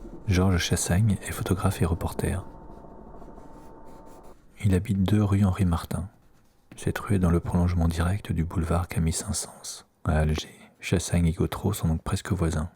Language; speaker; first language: French; native; French